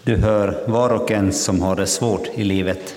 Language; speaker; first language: Swedish; non-native, local second language; Finnish